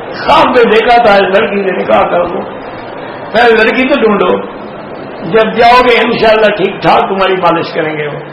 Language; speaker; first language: Urdu; native; Urdu